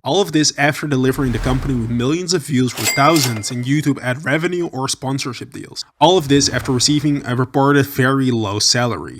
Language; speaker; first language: English; native; English